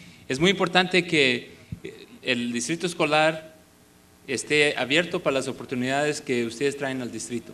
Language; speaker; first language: Spanish; early bilingual, other home language; English